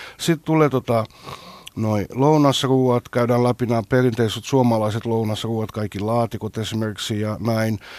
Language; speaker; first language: Finnish; non-native, fluent; Greek